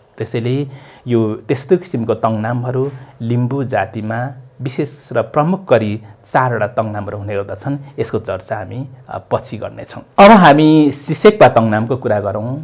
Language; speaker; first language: Nepali; non-native, local second language; Limbu